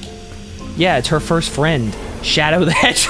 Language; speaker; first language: English; native; English